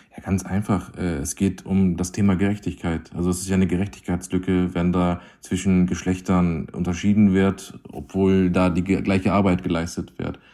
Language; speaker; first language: German; native; German